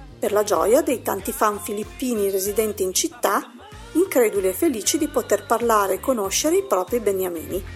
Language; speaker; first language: Italian; native; Italian